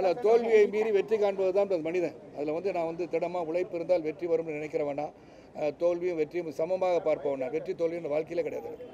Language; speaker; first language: Tamil; native; Tamil